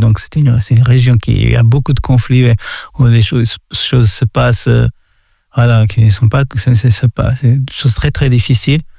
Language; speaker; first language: French; non-native, fluent; Portuguese